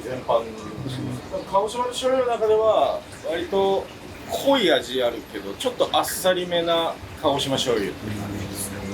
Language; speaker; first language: Japanese; native; Japanese